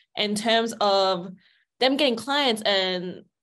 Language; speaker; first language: English; native; English